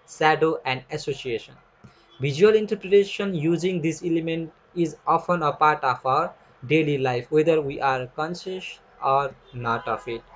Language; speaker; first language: English; non-native, local second language; Nepali